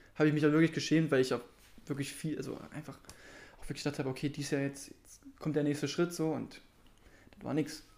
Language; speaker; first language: German; native; German